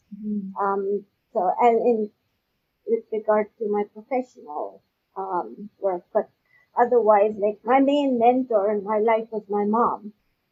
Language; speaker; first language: English; non-native, local second language; Urdu